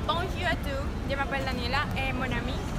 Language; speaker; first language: French; non-native, learner; Spanish